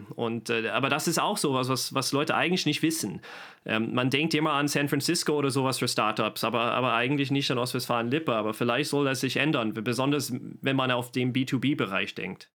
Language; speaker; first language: German; non-native, fluent; English